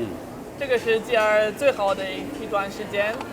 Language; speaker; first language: Chinese; non-native, fluent; German